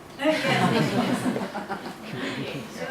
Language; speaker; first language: English; non-native, learner; Thai